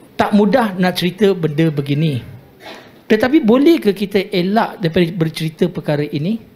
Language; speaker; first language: Malay; non-native, local second language; Tamil